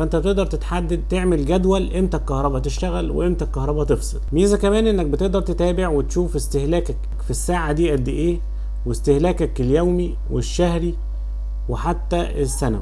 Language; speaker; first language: Arabic; native; Arabic